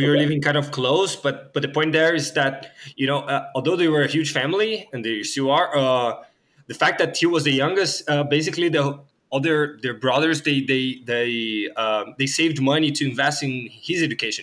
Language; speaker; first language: English; non-native, fluent; Portuguese